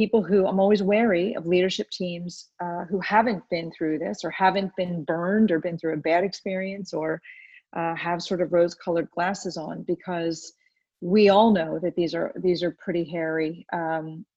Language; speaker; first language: English; native; English